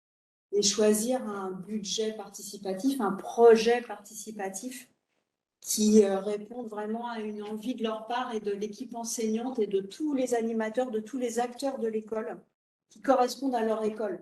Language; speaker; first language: French; native; French